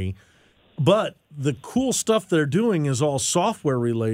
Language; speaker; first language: English; native; English